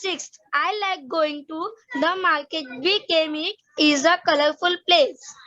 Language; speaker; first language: English; non-native, learner; Hindi